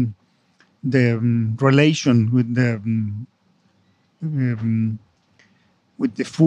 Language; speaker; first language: English; non-native, fluent; Spanish